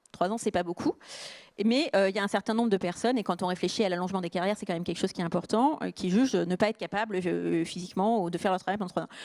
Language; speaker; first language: French; native; French